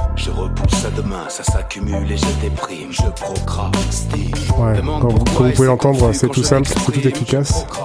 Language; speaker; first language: French; native; French